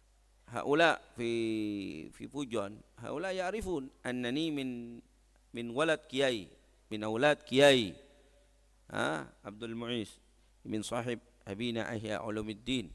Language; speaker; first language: Arabic; non-native, fluent; Indonesian